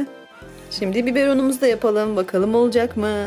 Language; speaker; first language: Turkish; native; Turkish